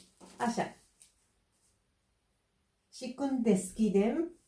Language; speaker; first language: Romanian; non-native, fluent; Japanese